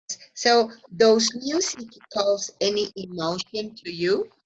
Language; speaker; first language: English; non-native, fluent; Spanish